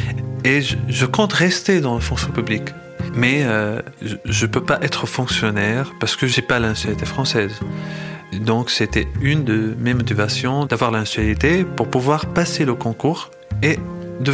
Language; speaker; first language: French; non-native, fluent; Arabic